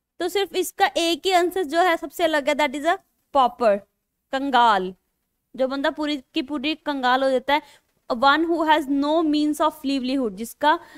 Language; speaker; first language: Hindi; non-native, local second language; Punjabi